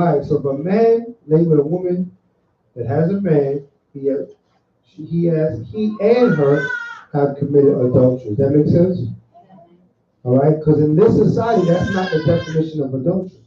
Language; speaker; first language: English; native; English